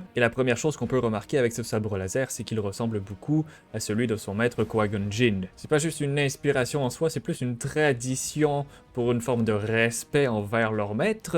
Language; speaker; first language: French; native; French